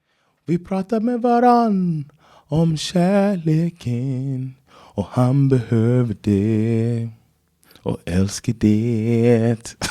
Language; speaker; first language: Swedish; non-native, learner; English